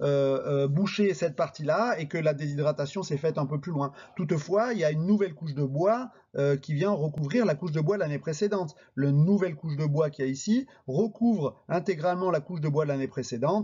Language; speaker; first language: French; native; French